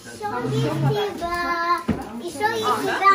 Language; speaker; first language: Russian; early bilingual, heritage; Russian